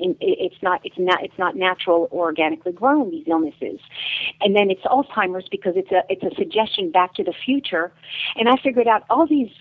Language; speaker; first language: English; native; English